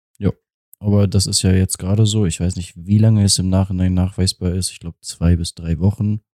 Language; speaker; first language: German; native; German